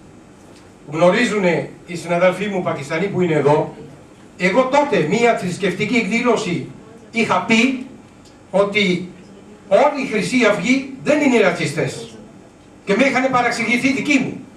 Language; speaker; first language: Greek; non-native, learner; Urdu